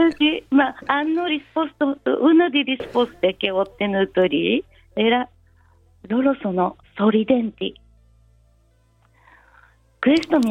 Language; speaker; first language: Italian; non-native, fluent; Japanese